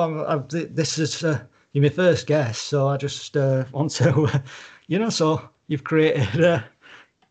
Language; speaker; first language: English; native; English